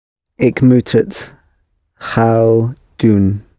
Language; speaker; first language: Dutch; non-native, learner; English